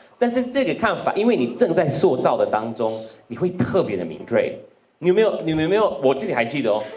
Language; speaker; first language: Chinese; non-native, fluent; English